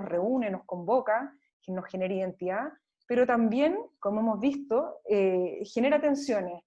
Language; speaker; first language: Spanish; native; Spanish